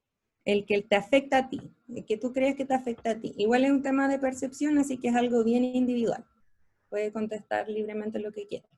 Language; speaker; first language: Spanish; native; Spanish